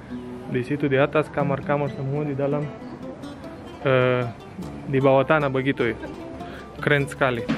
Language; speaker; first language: Indonesian; non-native, fluent; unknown